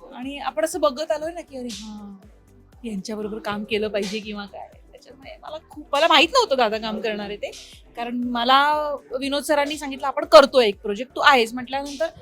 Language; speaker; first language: Marathi; native; Marathi